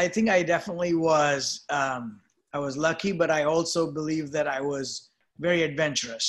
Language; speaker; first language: English; non-native, local second language; Gujarati